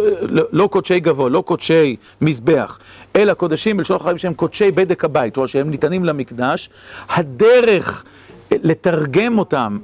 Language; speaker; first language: Hebrew; native; Hebrew